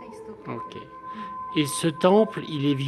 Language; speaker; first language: French; native; French